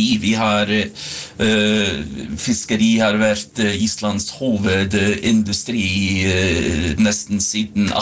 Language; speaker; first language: Swedish; non-native, fluent; Icelandic